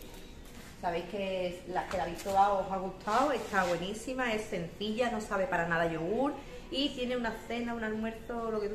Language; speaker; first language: Spanish; native; Spanish